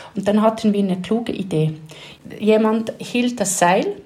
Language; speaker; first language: German; native; German